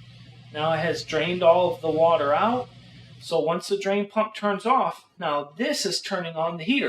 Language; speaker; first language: English; native; English